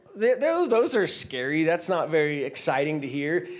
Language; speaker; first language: English; native; English